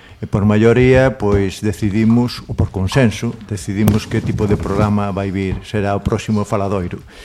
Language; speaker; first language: Galician; non-native, local second language; Spanish